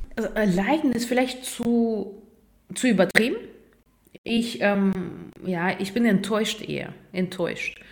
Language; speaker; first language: German; non-native, fluent; Russian